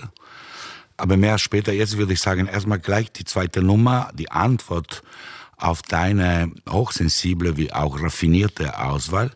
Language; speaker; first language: German; native; German